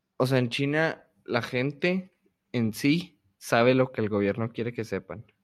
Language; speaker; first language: Spanish; native; Spanish